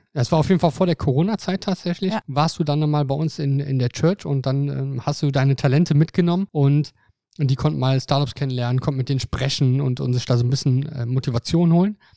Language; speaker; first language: German; native; German